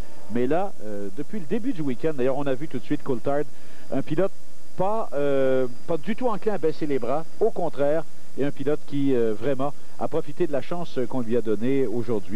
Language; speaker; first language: French; native; French